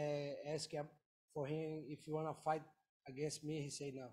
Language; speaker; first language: English; non-native, learner; Portuguese